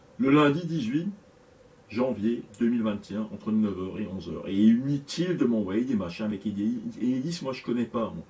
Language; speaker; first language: French; native; French